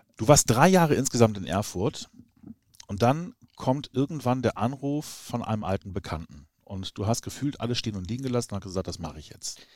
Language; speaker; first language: German; native; German